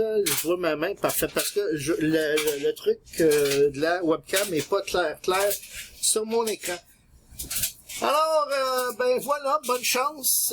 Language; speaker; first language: French; native; French